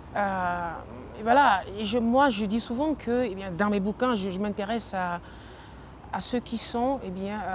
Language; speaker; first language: French; non-native, local second language; Ewe